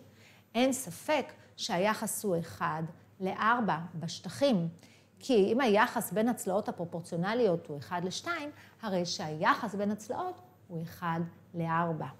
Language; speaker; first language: Hebrew; native; Hebrew